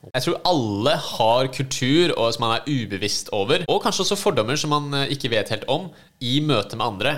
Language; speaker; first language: Norwegian; native; Norwegian